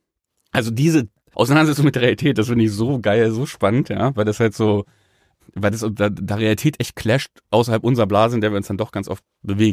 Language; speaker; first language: German; native; German